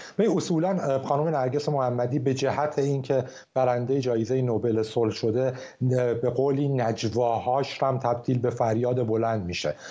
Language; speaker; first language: Persian; native; Persian